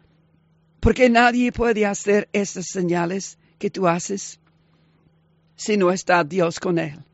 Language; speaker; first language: Spanish; non-native, fluent; English